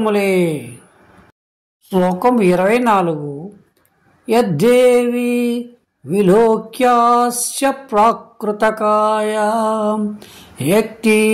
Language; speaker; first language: Telugu; native; Telugu